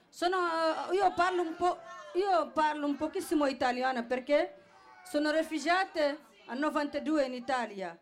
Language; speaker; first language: Italian; non-native, learner; Tamasheq